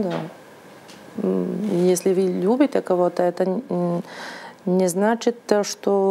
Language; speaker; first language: Russian; non-native, learner; Serbian